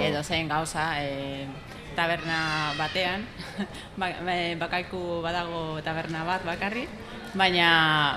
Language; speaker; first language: Basque; non-native, learner; Spanish